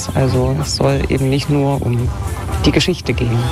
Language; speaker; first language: German; native; German